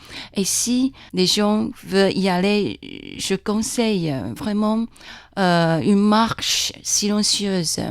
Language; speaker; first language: French; non-native, fluent; Chinese